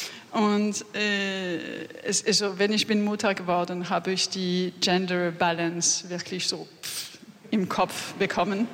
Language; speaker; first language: German; non-native, learner; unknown